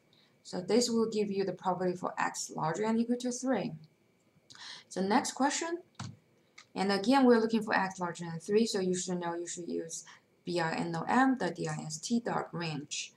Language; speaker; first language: English; non-native, fluent; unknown